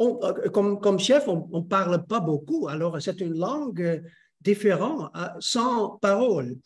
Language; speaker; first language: French; non-native, learner; Dutch